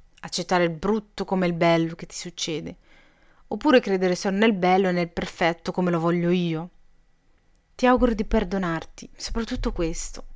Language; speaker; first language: Italian; native; Italian